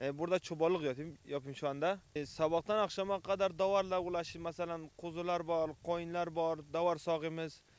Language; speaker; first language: Turkish; non-native, learner; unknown